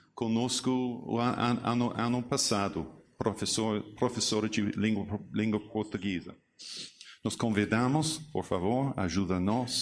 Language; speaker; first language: Portuguese; non-native, learner; English